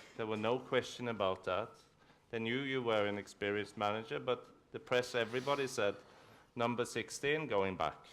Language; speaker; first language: English; non-native, fluent; Norwegian